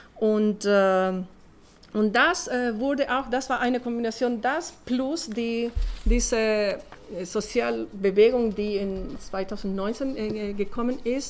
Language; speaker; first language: German; non-native, learner; Spanish